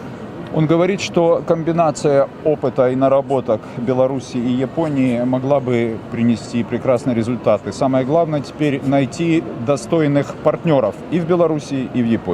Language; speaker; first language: Russian; native; Russian